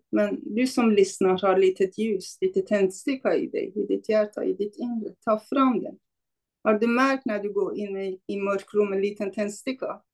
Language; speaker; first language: Swedish; non-native, fluent; Kurdish